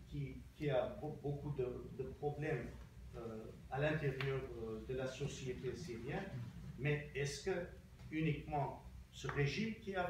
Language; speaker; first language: French; non-native, local second language; Armenian